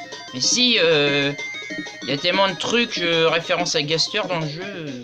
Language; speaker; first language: French; native; French